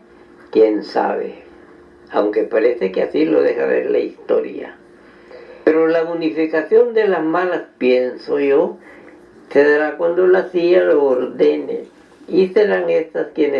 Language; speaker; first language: Spanish; native; Spanish